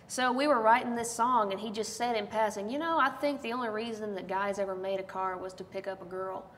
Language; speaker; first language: English; native; English